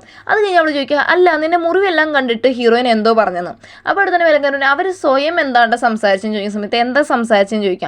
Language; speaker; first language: Malayalam; native; Malayalam